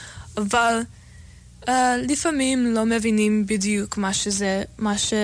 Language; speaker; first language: Hebrew; non-native, learner; English